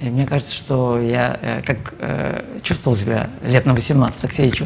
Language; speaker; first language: Russian; native; Russian